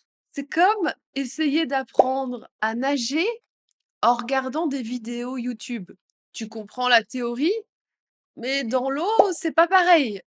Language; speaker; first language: French; native; French